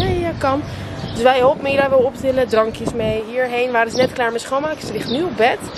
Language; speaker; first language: Dutch; early bilingual, other home language; Russian